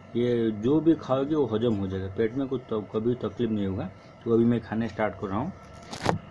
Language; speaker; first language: Hindi; non-native, local second language; Odia